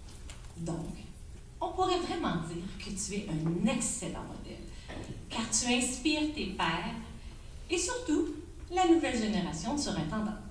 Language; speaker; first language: French; native; French